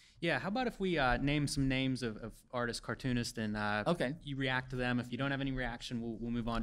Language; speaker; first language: English; native; English